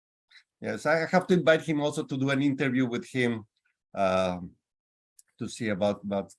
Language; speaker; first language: English; non-native, fluent; Spanish